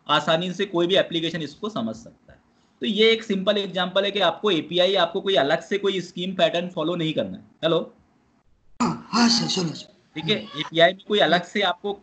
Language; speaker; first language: Hindi; native; Hindi